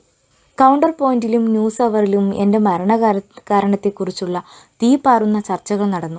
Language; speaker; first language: Malayalam; native; Malayalam